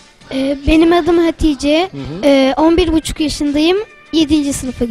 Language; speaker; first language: Turkish; early bilingual, other home language; Uyghur